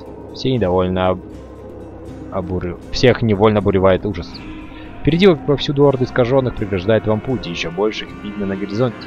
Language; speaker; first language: Russian; native; Russian